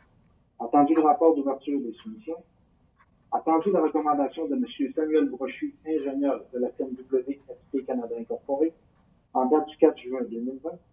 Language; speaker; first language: French; native; French